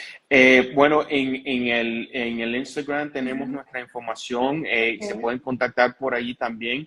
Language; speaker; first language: Spanish; early bilingual, heritage; Spanish